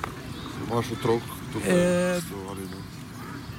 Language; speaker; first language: Slovenian; non-native, learner; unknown